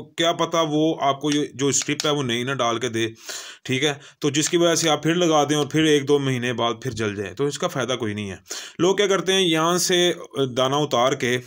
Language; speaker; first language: Urdu; non-native, local second language; Punjabi